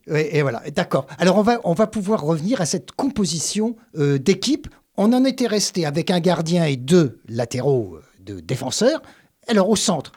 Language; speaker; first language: French; native; French